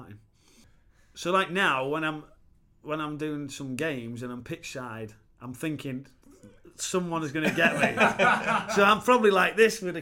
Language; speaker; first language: English; native; English